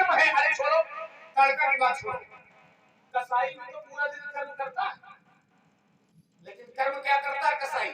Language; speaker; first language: Hindi; native; Hindi